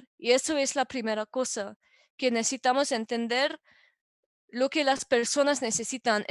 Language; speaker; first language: Spanish; non-native, fluent; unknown